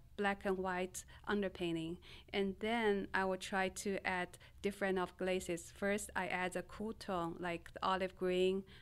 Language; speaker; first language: English; non-native, fluent; Chinese